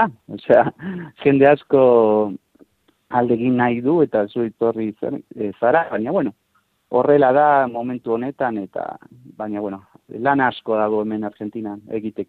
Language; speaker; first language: Basque; non-native, fluent; Spanish